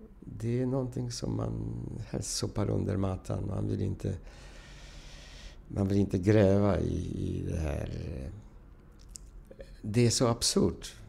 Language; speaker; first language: Swedish; non-native, fluent; Polish